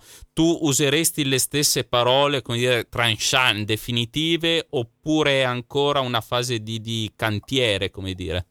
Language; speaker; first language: Italian; native; Italian